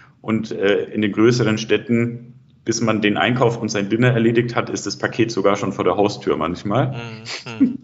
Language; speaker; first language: German; native; German